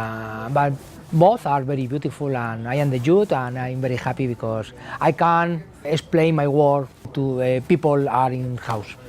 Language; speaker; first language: English; non-native, learner; Spanish